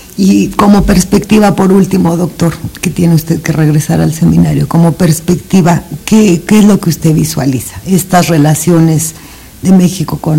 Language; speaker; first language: Spanish; native; Spanish